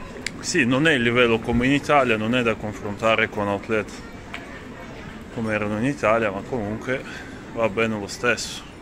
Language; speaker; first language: Italian; non-native, fluent; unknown